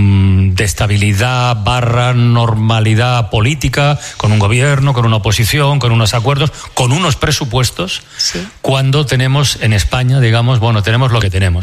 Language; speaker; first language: Spanish; native; Spanish